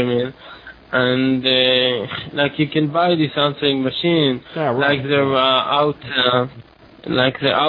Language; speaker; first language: English; non-native, fluent; Hebrew